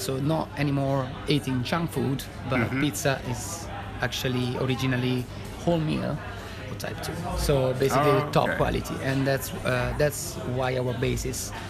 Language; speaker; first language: English; non-native, fluent; Italian